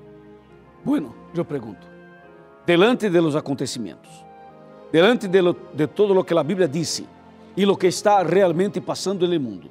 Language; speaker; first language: Spanish; non-native, fluent; Portuguese